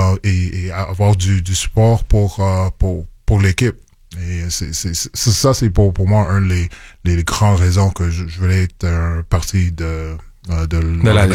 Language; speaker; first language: French; non-native, local second language; English